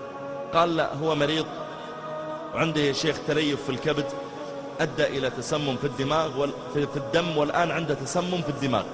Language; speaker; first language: Arabic; native; Arabic